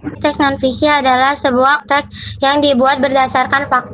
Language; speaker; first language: Indonesian; native; Indonesian